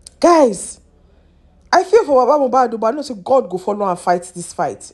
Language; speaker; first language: Nigerian Pidgin; non-native, local second language; Yoruba